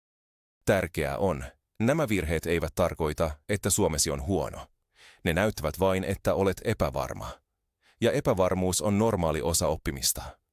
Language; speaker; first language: Finnish; non-native, fluent; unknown